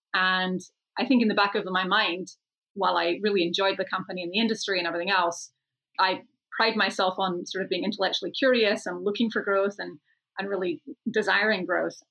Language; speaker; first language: English; native; English